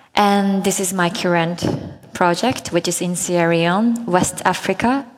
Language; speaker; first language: English; non-native, fluent; Japanese